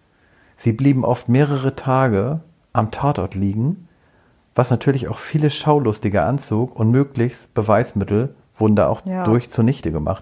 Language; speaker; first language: German; native; German